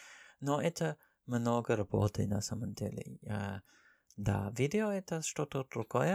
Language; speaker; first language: Russian; non-native, learner; English